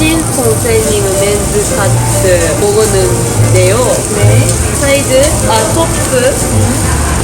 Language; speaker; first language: Korean; non-native, learner; Japanese